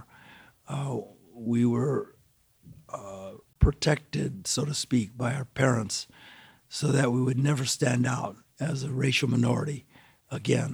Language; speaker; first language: English; native; English